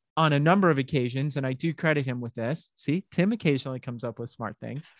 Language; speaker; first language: English; native; English